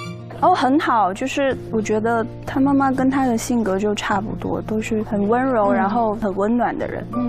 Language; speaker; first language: Chinese; native; Chinese